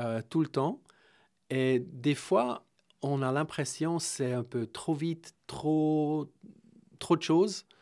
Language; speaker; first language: French; non-native, fluent; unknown